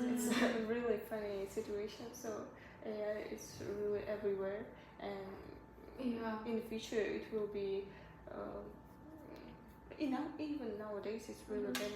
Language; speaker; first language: English; non-native, learner; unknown